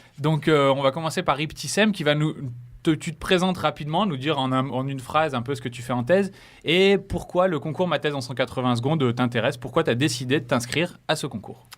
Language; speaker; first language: French; native; French